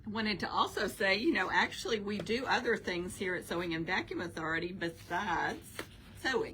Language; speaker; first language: English; native; English